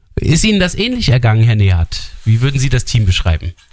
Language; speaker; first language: German; native; German